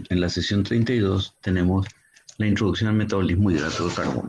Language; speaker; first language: Spanish; native; Spanish